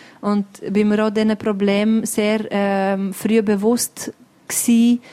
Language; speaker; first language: German; early bilingual, other home language; Albanian